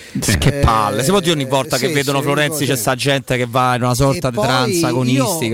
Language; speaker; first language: Italian; native; Italian